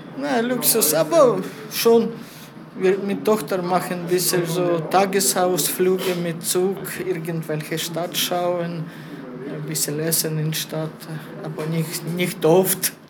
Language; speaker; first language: German; non-native, learner; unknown